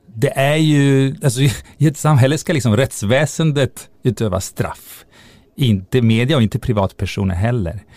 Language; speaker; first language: Swedish; non-native, fluent; Italian